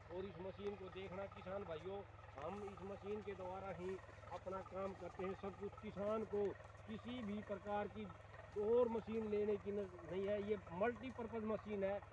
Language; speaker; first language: Hindi; native; Hindi